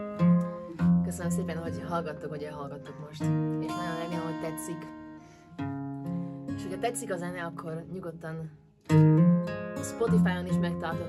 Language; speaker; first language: Hungarian; early bilingual, heritage; Hungarian